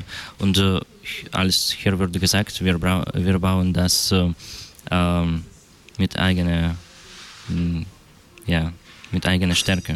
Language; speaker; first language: German; non-native, learner; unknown